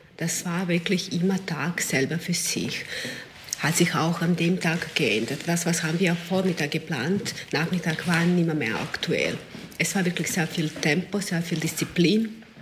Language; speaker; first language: German; non-native, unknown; Serbian